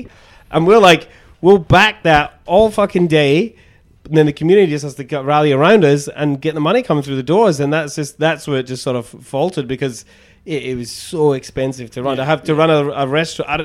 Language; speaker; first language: English; native; English